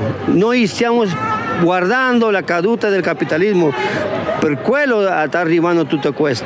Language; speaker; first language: Italian; non-native, learner; Spanish